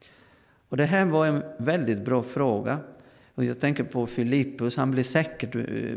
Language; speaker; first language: Swedish; non-native, fluent; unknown